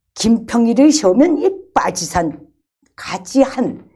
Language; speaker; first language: Korean; early bilingual, other home language; Chinese